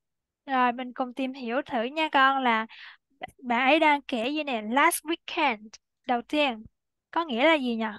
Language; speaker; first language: Vietnamese; native; Vietnamese